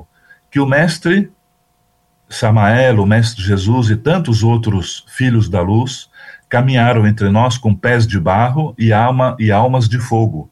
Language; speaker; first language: Portuguese; native; Portuguese